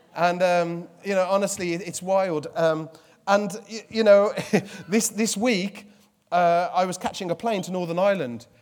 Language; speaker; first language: English; native; English